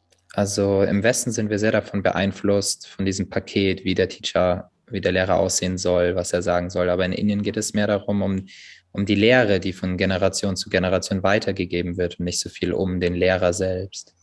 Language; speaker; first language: German; native; German